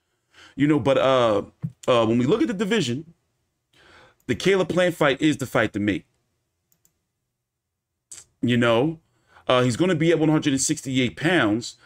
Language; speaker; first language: English; native; English